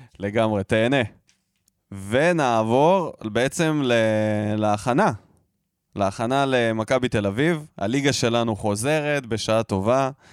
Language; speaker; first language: Hebrew; native; Hebrew